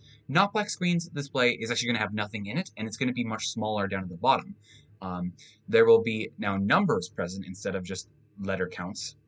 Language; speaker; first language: English; native; English